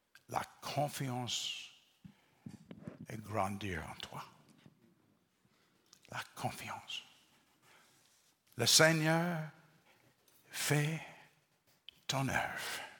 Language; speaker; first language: French; non-native, learner; English